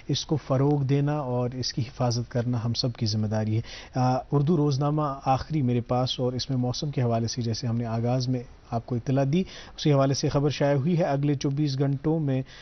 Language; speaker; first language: Hindi; non-native, local second language; Kashmiri